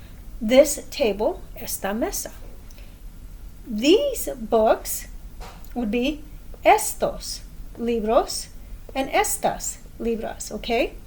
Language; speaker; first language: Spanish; non-native, fluent; English